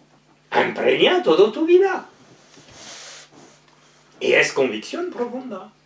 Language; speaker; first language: Spanish; non-native, learner; French